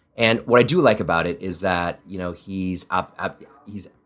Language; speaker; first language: English; early bilingual, other home language; Italian